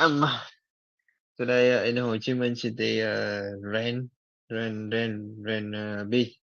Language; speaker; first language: English; non-native, learner; Vietnamese